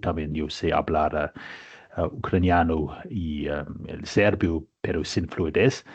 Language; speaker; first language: Spanish; non-native, fluent; English